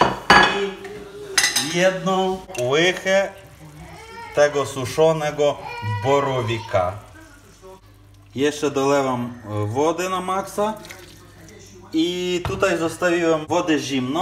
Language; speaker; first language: Polish; non-native, fluent; Ukrainian